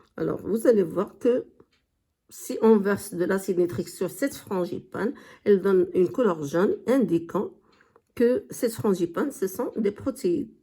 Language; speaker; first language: French; non-native, local second language; Arabic